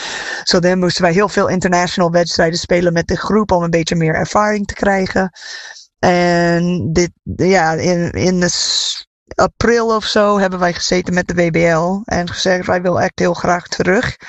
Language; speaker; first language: Dutch; non-native, fluent; English